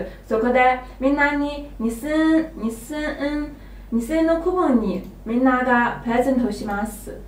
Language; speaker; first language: Japanese; non-native, learner; Chinese